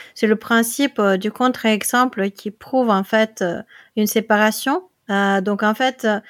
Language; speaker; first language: French; non-native, fluent; Dutch